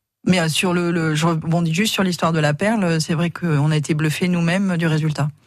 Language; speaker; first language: French; native; French